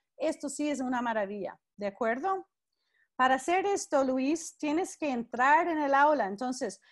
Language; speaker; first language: Spanish; non-native, fluent; English